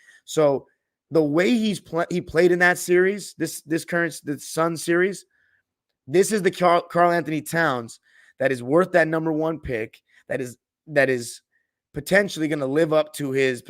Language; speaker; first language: English; native; English